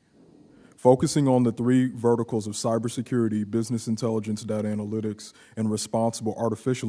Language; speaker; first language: English; native; English